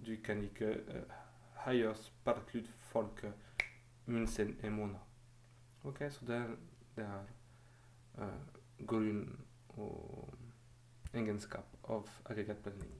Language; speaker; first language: Norwegian; non-native, fluent; French